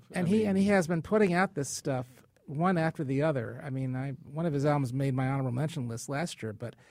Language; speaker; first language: English; native; English